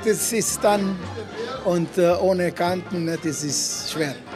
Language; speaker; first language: German; non-native, learner; Slovenian